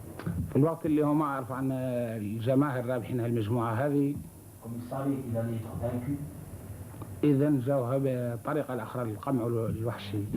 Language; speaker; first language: Arabic; native; Arabic